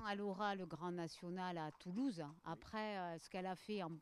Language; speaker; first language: French; native; French